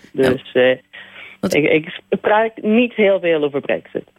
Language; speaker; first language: Dutch; non-native, learner; English